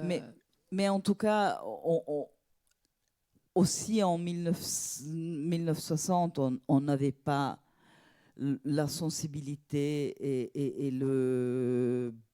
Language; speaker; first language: French; non-native, fluent; Italian